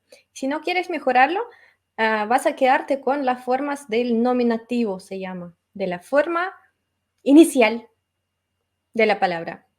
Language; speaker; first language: Spanish; non-native, fluent; Russian